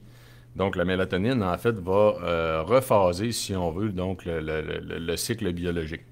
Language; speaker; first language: French; native; French